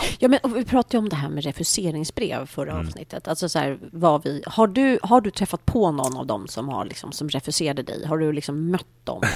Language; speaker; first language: Swedish; native; Swedish